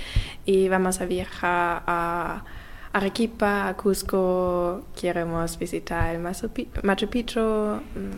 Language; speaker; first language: Spanish; non-native, learner; German